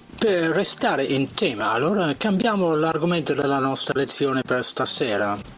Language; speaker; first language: Italian; non-native, fluent; English